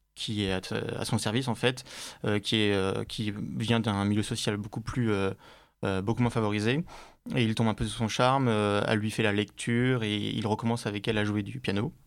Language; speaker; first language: French; native; French